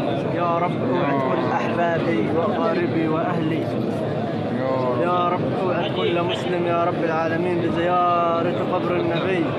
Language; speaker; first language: Arabic; native; Arabic